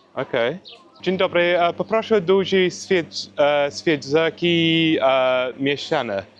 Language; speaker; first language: Polish; non-native, learner; English